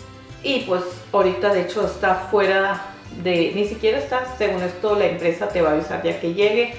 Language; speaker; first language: Spanish; native; Spanish